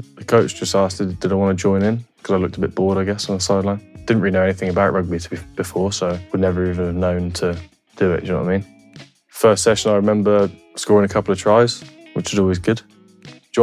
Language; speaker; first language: English; native; English